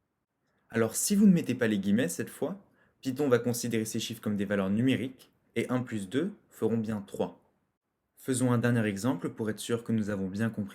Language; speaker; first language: French; native; French